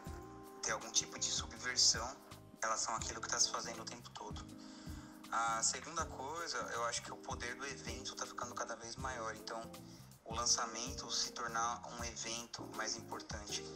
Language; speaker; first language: Portuguese; native; Portuguese